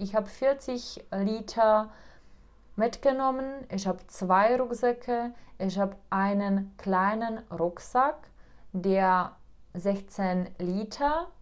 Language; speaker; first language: German; non-native, fluent; Czech